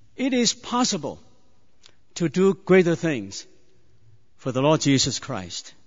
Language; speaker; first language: English; non-native, fluent; Chinese